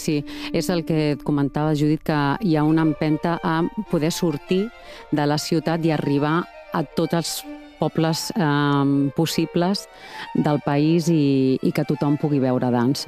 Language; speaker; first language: Catalan; native; Catalan